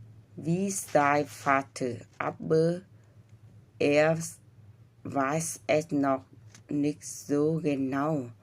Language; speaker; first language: German; non-native, learner; Vietnamese